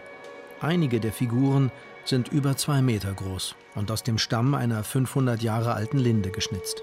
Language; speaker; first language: German; native; German